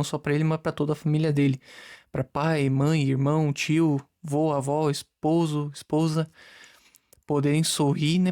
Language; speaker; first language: Portuguese; native; Portuguese